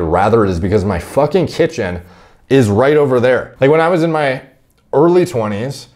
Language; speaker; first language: English; native; English